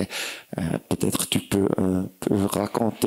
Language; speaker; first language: French; non-native, fluent; German